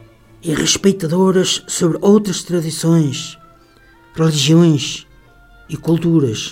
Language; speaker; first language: Portuguese; native; Portuguese